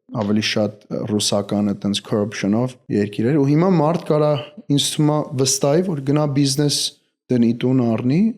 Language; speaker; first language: Armenian; early bilingual, heritage; Armenian